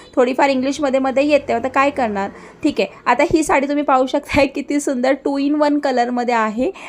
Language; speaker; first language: Marathi; early bilingual, other home language; Hindi